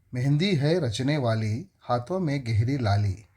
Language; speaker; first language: Hindi; non-native, local second language; Telugu